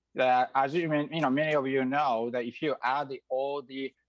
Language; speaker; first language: English; non-native, fluent; Croatian